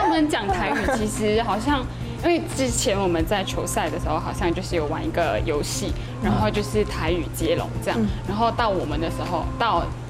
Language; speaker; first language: Chinese; non-native, fluent; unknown